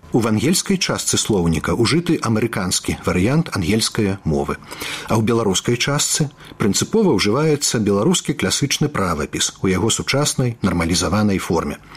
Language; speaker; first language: Belarusian; native; Belarusian